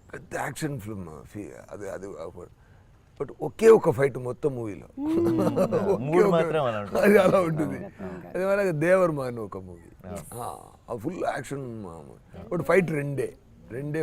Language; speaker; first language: Telugu; non-native, fluent; Tamil